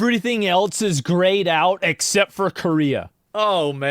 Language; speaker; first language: English; native; English